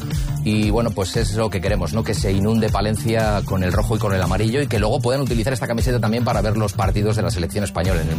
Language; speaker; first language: Spanish; native; Spanish